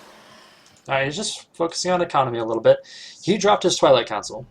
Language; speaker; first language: English; native; English